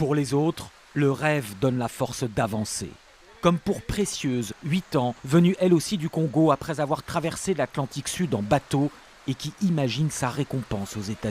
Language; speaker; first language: French; native; French